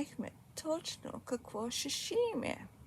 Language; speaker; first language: Bulgarian; early bilingual, heritage; Bulgarian